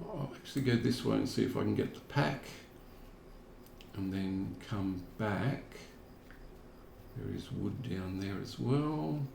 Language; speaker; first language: English; native; English